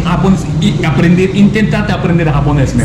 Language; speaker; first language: Spanish; non-native, learner; Japanese